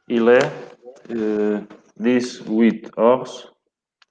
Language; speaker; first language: French; non-native, learner; Portuguese